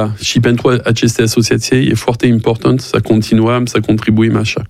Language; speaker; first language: Romanian; non-native, learner; French